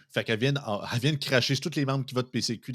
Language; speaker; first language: French; native; French